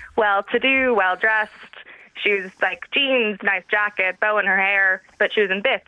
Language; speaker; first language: English; native; English